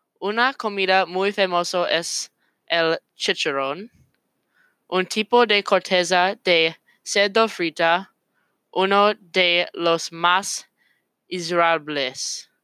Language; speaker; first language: Spanish; non-native, learner; English